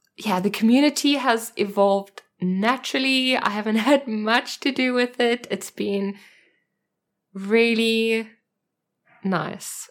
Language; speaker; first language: English; native; English